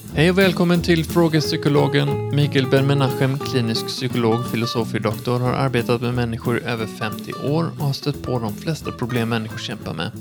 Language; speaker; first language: Swedish; native; Swedish